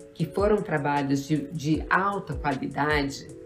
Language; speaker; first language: Portuguese; native; Portuguese